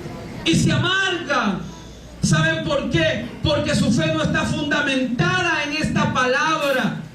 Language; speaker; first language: Spanish; native; Spanish